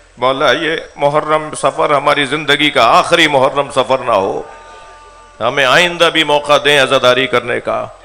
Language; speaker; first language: Urdu; non-native, local second language; Sindhi